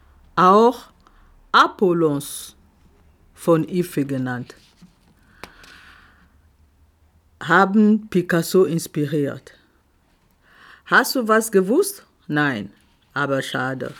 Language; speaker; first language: German; non-native, fluent; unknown